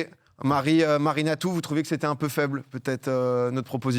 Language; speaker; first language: French; native; French